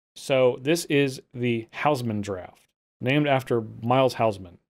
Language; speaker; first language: English; native; English